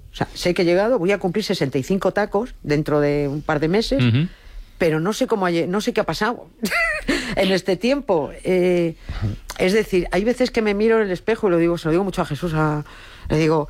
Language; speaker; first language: Spanish; native; Spanish